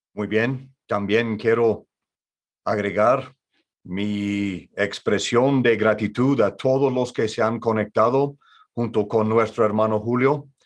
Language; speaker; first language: Spanish; non-native, fluent; English